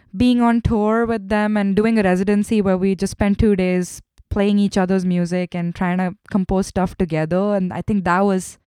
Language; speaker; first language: English; non-native, local second language; Tamil